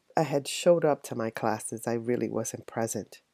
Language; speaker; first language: English; native; English